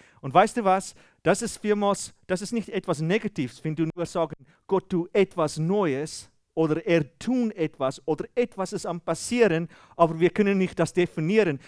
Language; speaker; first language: German; non-native, fluent; Afrikaans